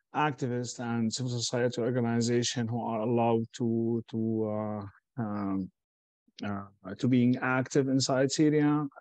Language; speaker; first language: English; non-native, fluent; Arabic